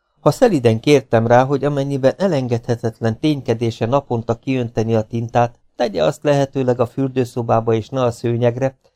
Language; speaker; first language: Hungarian; native; Hungarian